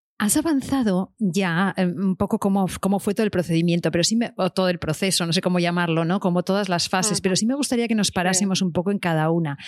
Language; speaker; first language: Spanish; native; Spanish